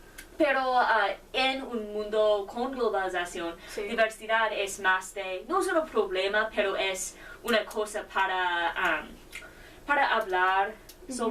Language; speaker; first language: Spanish; non-native, learner; English